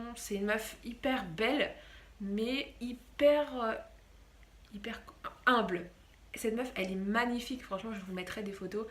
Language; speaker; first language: French; native; French